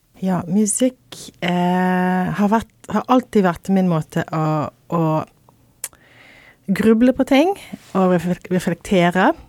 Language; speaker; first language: Norwegian; non-native, fluent; English